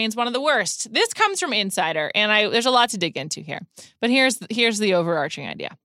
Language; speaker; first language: English; native; English